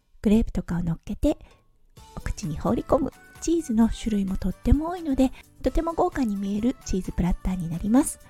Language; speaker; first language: Japanese; native; Japanese